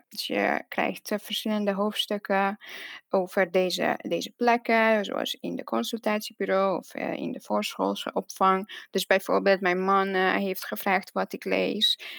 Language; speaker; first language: Dutch; non-native, fluent; Hungarian